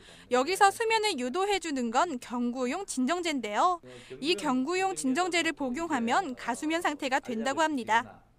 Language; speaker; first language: Korean; native; Korean